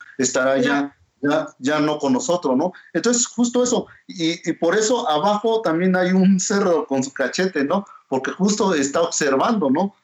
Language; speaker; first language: Spanish; non-native, local second language; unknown